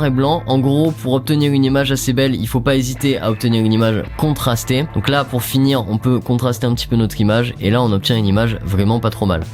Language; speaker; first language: French; native; French